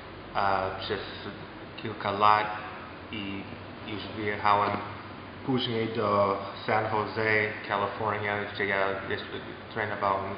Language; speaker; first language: Polish; early bilingual, heritage; Polish